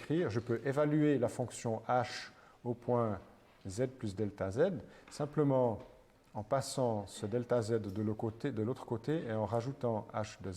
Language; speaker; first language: French; native; French